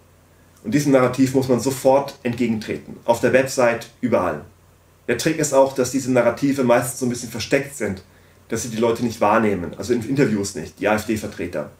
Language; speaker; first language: German; native; German